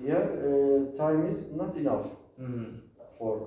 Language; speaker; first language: English; non-native, learner; Turkish